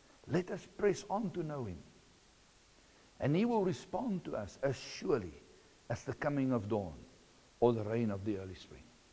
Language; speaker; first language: English; non-native, local second language; Afrikaans